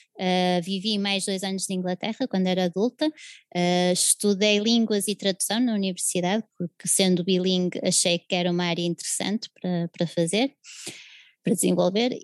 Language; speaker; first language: Portuguese; early bilingual, other home language; English